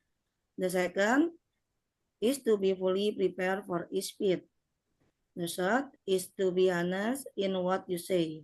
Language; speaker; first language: English; non-native, learner; Indonesian